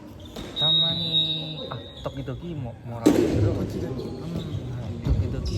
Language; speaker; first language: Japanese; non-native, learner; Indonesian